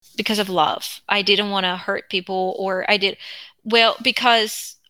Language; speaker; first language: English; non-native, fluent; Korean